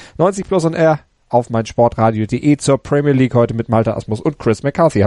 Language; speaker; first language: German; native; German